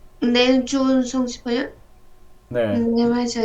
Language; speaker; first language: Korean; non-native, learner; Vietnamese